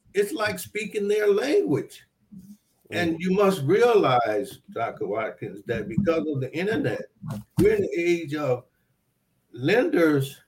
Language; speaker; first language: English; native; English